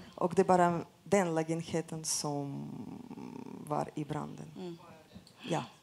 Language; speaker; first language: Swedish; non-native, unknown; Russian